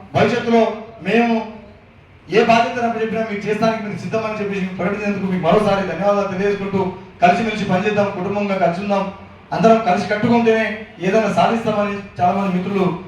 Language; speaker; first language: Telugu; non-native, local second language; Lambadi